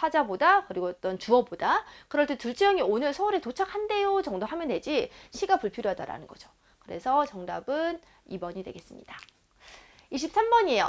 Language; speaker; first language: Korean; native; Korean